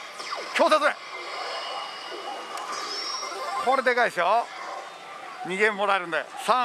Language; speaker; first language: Japanese; native; Japanese